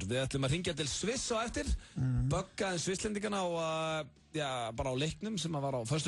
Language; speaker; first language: Icelandic; native; Icelandic